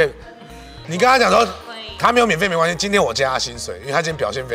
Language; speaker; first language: Chinese; native; Chinese